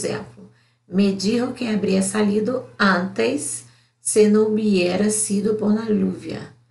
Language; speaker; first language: Spanish; non-native, learner; Portuguese